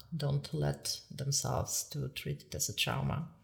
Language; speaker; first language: English; non-native, fluent; Polish